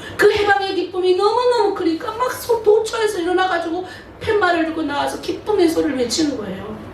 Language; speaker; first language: Korean; native; Korean